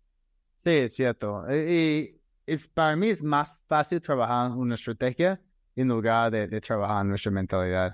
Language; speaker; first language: Spanish; non-native, fluent; English